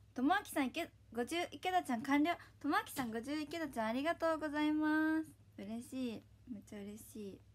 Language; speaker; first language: Japanese; native; Japanese